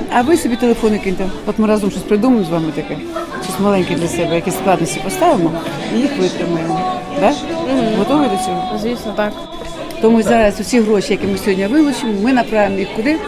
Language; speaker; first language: Ukrainian; native; Ukrainian